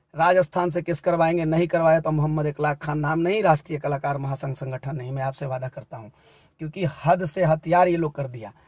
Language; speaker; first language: Hindi; native; Hindi